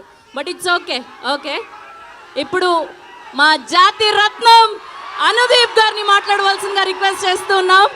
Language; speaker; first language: Telugu; native; Telugu